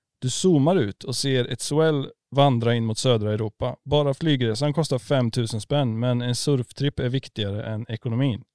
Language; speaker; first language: Swedish; native; Swedish